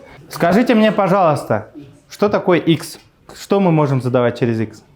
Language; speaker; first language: Russian; native; Russian